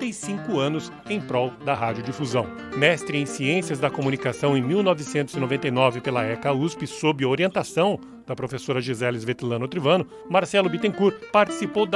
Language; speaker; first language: Portuguese; native; Portuguese